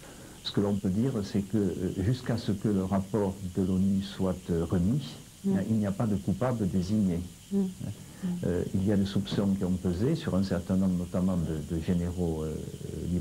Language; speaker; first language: French; native; French